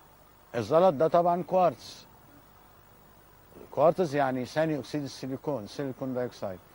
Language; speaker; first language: Arabic; native; Arabic